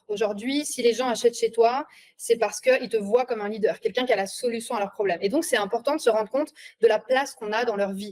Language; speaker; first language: French; native; French